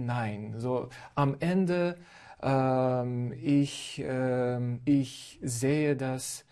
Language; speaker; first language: German; non-native, fluent; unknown